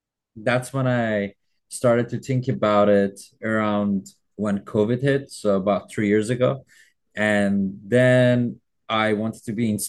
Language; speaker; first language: English; non-native, fluent; Persian